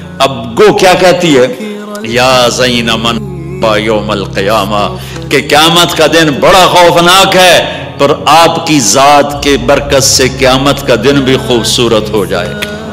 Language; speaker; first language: Urdu; non-native, local second language; Punjabi